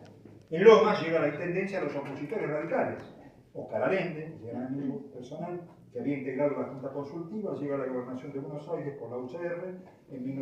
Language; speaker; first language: Spanish; native; Spanish